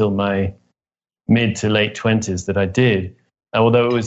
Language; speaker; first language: English; native; English